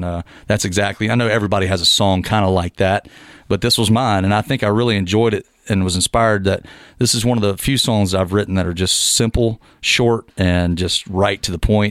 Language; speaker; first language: English; native; English